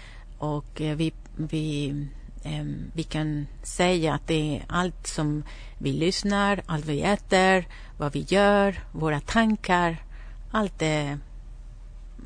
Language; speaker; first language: Swedish; non-native, fluent; Spanish